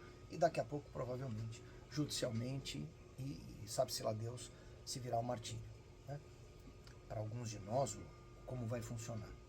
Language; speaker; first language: Portuguese; native; Portuguese